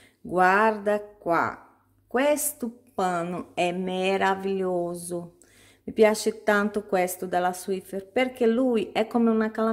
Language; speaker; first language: Italian; non-native, fluent; Portuguese